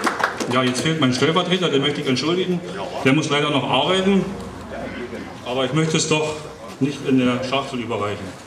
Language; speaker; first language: German; native; German